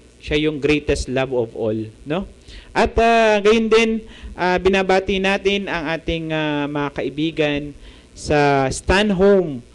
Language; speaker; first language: Filipino; native; Filipino